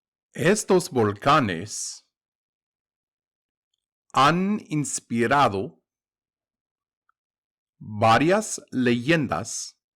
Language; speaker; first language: Spanish; non-native, fluent; English